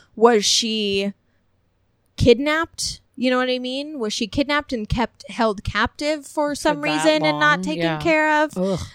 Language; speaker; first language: English; native; English